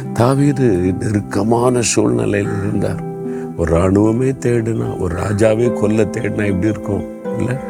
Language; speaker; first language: Tamil; native; Tamil